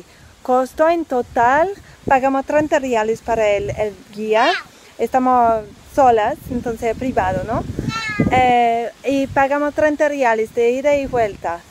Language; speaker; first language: Spanish; non-native, learner; English